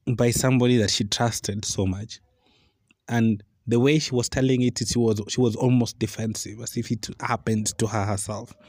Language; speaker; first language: English; non-native, local second language; Luo (Kenya and Tanzania)